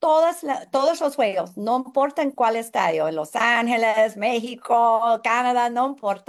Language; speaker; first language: Spanish; non-native, fluent; English